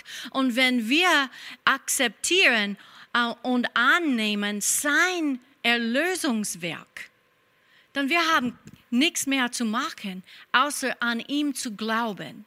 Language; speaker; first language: German; non-native, fluent; English